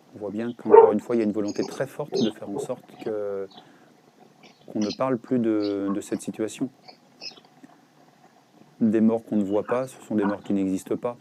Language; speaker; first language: French; native; French